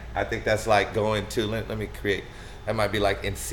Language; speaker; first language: English; native; English